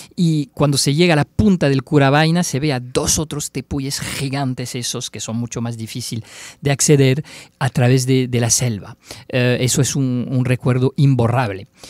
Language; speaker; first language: Spanish; non-native, fluent; French